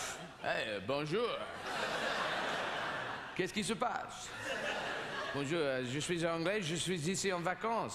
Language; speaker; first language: French; non-native, learner; English